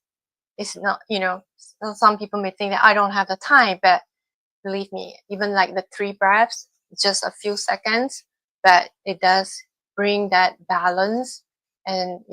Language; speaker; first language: English; non-native, fluent; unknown